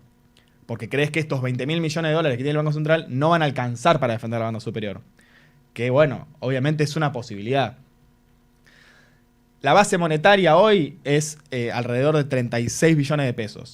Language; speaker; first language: Spanish; native; Spanish